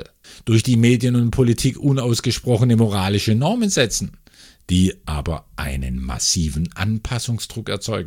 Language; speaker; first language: German; native; German